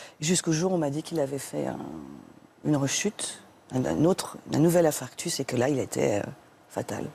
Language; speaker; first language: French; native; French